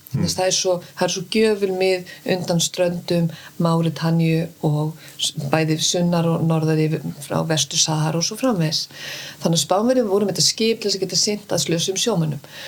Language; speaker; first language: Icelandic; early bilingual, heritage; Icelandic